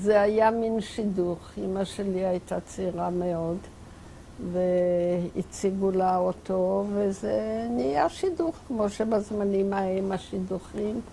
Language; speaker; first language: Hebrew; non-native, fluent; Yiddish